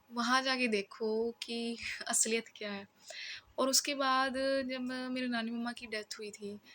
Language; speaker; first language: Hindi; non-native, local second language; Punjabi